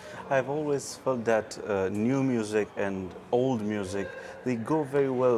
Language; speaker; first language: English; non-native, fluent; Romanian